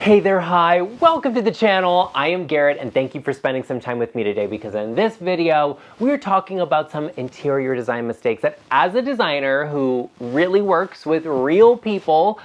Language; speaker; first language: English; native; English